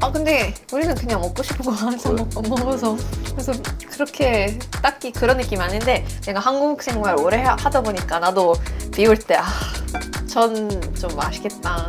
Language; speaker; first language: Korean; non-native, fluent; Swedish